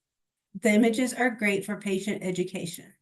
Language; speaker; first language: English; native; English